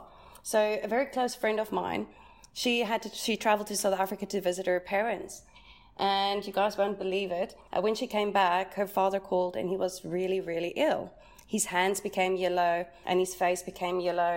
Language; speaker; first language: English; non-native, local second language; Afrikaans